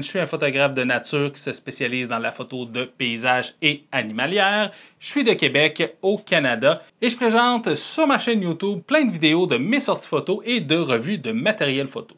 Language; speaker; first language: French; native; French